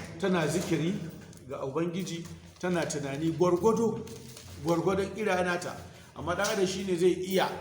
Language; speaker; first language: Hausa; native; Hausa